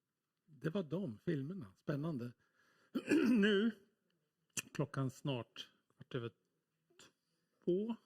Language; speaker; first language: Swedish; native; Swedish